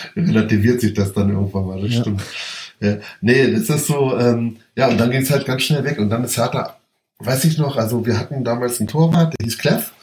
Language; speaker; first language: German; native; German